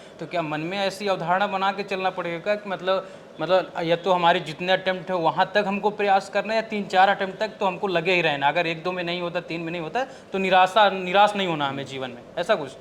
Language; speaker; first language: Hindi; native; Hindi